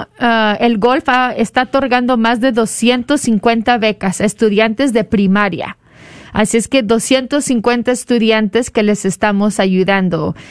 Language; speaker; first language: Spanish; early bilingual, heritage; Spanish